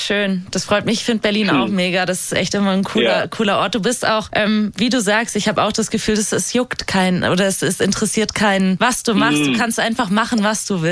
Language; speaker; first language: German; native; German